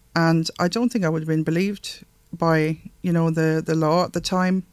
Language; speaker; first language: English; native; English